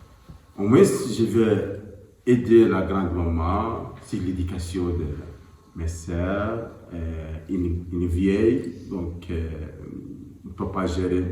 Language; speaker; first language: French; non-native, local second language; Arabic